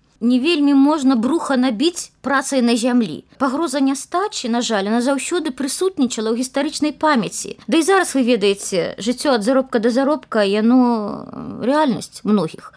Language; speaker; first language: Belarusian; native; Belarusian